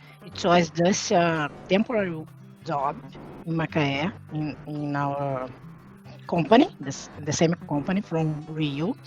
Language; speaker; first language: English; non-native, learner; Portuguese